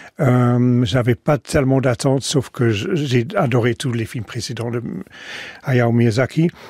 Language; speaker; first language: French; non-native, fluent; Dutch